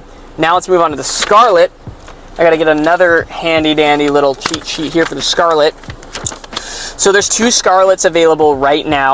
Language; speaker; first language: English; native; English